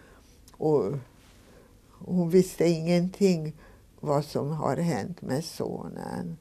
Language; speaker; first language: Swedish; non-native, fluent; Hungarian